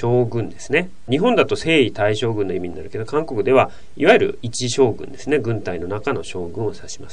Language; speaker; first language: Japanese; native; Japanese